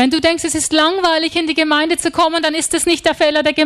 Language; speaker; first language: German; native; German